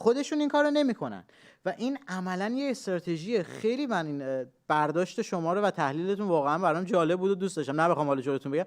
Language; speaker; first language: Persian; native; Persian